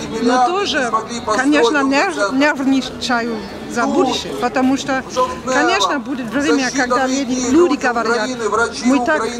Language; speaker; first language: Russian; non-native, learner; German